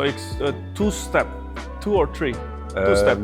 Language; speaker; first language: English; non-native, fluent; Indonesian